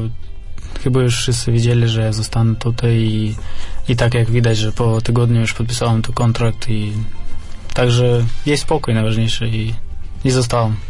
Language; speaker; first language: Polish; non-native, fluent; Russian